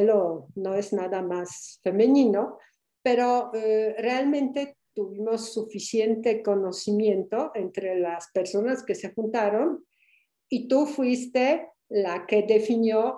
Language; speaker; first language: Spanish; non-native, fluent; Polish